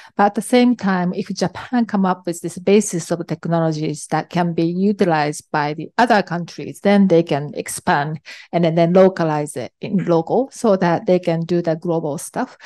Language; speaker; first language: English; non-native, fluent; Japanese